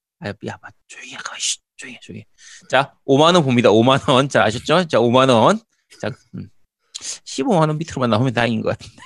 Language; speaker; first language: Korean; native; Korean